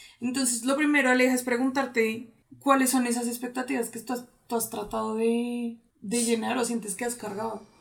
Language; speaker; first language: Spanish; native; Spanish